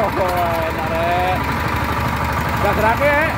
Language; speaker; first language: Indonesian; non-native, local second language; Javanese